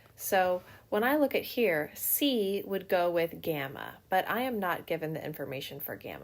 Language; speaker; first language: English; native; English